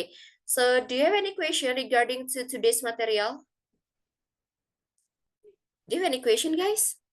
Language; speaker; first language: English; non-native, fluent; Indonesian